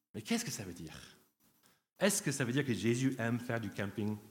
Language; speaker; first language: French; non-native, fluent; English